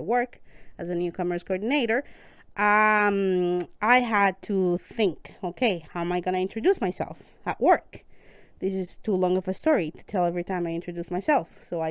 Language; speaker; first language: English; non-native, fluent; Spanish